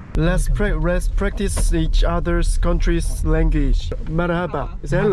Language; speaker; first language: English; non-native, learner; Korean